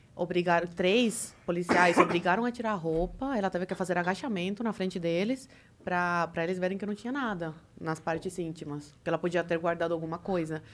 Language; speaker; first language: Portuguese; early bilingual, other home language; Spanish